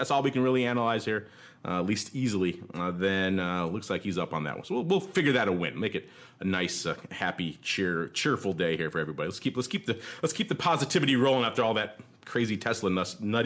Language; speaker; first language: English; native; English